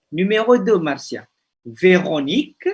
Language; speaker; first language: French; non-native, fluent; Indonesian